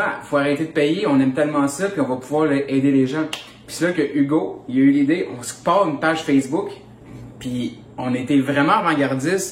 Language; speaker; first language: French; native; French